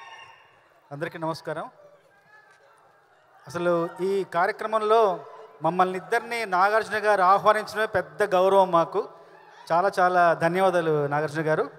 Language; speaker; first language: Telugu; native; Telugu